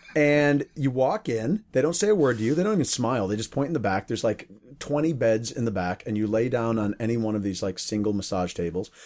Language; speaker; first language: English; native; English